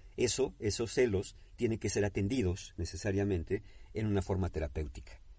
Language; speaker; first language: Spanish; native; Spanish